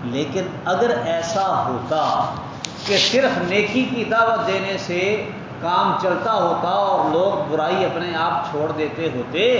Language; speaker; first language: Urdu; non-native, local second language; Punjabi